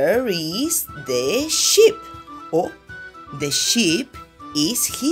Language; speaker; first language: English; non-native, fluent; Spanish